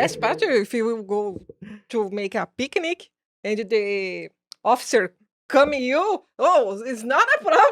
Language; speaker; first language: English; non-native, learner; Portuguese